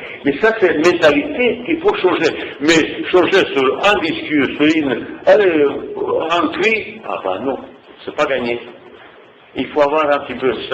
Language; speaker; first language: French; non-native, fluent; Bosnian